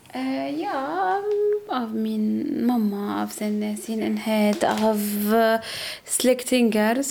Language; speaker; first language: Swedish; non-native, learner; Arabic